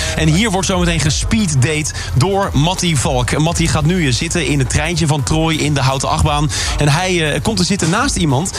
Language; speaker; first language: Dutch; native; Dutch